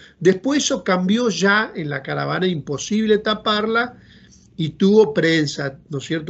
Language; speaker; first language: Spanish; native; Spanish